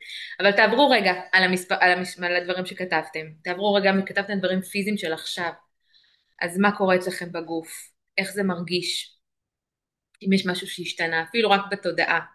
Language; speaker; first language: Hebrew; native; Hebrew